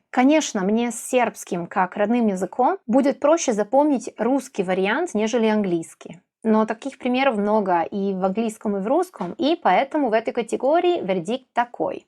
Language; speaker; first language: Russian; non-native, fluent; Serbian